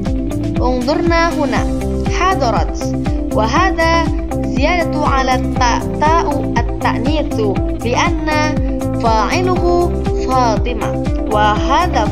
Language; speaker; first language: Arabic; non-native, learner; Indonesian